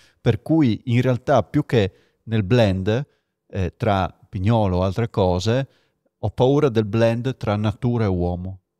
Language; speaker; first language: Italian; native; Italian